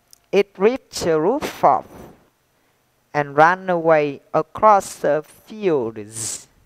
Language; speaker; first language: English; non-native, fluent; Vietnamese